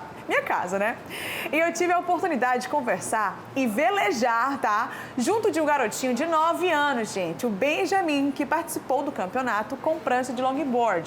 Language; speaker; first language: Portuguese; native; Portuguese